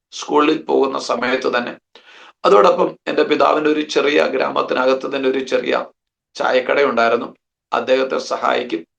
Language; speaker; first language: Malayalam; native; Malayalam